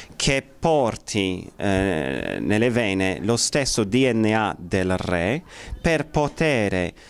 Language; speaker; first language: Italian; non-native, fluent; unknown